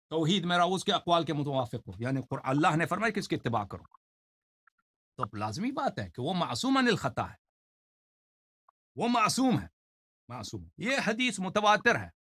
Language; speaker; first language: Urdu; non-native, fluent; Persian